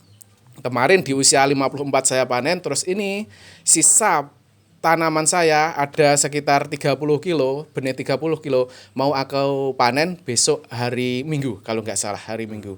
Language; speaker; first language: Indonesian; non-native, local second language; Javanese